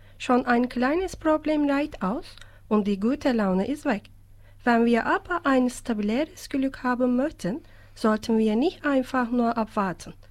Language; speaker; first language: German; non-native, fluent; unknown